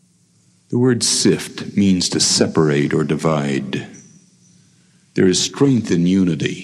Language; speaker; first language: English; native; English